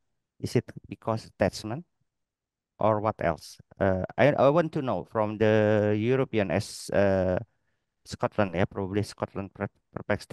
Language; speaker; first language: English; non-native, learner; Indonesian